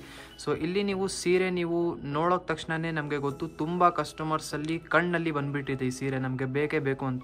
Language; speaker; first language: Kannada; native; Kannada